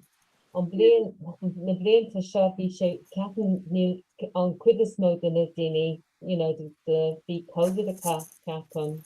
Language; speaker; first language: Irish; non-native, local second language; English